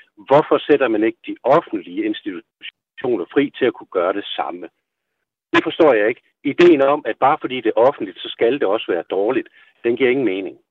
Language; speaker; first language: Danish; native; Danish